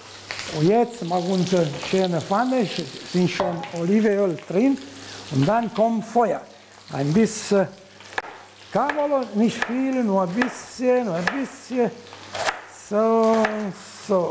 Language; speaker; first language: German; non-native, learner; Italian